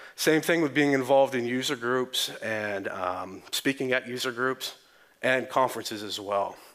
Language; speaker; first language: English; native; English